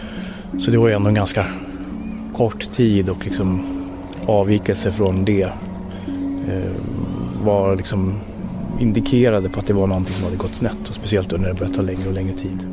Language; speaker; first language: Swedish; native; Swedish